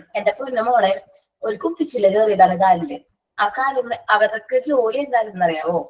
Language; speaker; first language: Malayalam; native; Malayalam